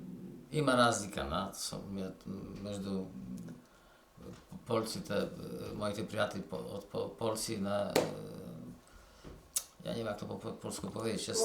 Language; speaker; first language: Macedonian; early bilingual, heritage; Polish